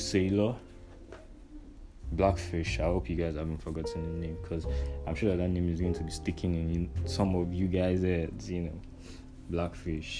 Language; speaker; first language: English; non-native, local second language; Yoruba